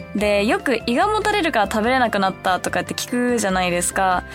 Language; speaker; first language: Japanese; early bilingual, heritage; Japanese